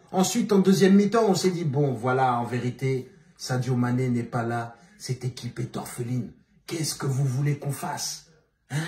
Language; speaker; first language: French; non-native, local second language; Bambara